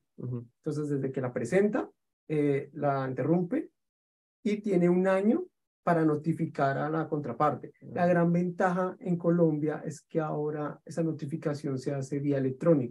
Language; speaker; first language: Spanish; native; Spanish